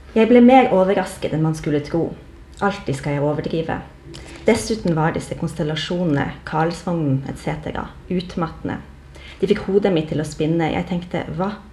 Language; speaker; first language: Norwegian; early bilingual, other home language; Polish